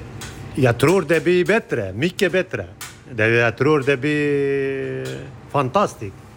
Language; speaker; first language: Swedish; non-native, learner; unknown